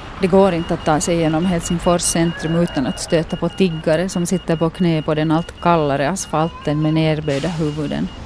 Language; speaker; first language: Swedish; native; Swedish